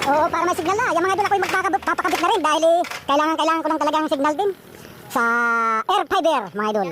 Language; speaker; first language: Filipino; non-native, local second language; Bikol